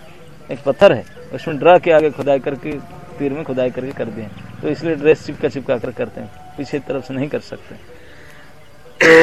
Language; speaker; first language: Hindi; non-native, local second language; Odia